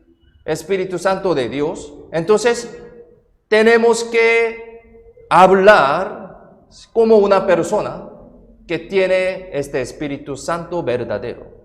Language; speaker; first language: Spanish; non-native, fluent; Korean